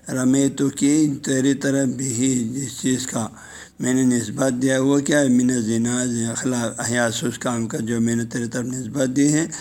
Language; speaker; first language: Urdu; non-native, local second language; Balti